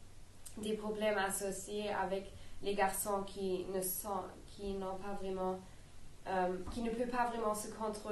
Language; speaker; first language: French; non-native, learner; English